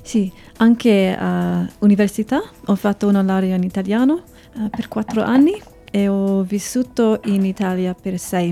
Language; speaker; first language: Italian; non-native, fluent; English